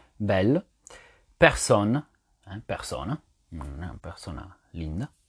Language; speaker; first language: Spanish; non-native, fluent; French